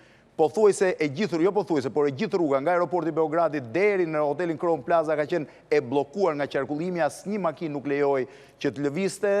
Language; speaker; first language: Albanian; native; Albanian